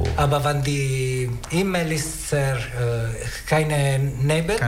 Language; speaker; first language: German; non-native, learner; Italian